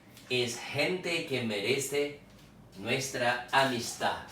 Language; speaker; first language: Spanish; non-native, fluent; Portuguese